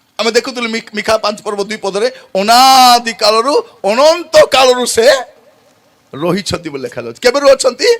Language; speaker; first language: Odia; native; Odia